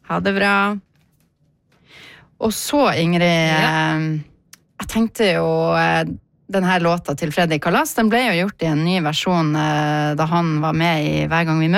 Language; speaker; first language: Norwegian; native; Norwegian